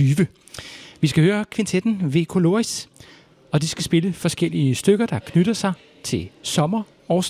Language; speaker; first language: Danish; native; Danish